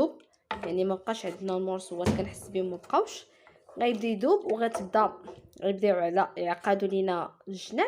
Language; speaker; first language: Arabic; native; Arabic